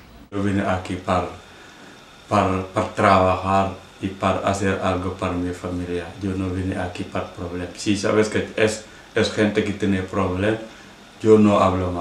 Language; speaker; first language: Spanish; non-native, learner; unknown